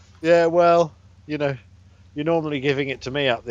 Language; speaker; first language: English; native; English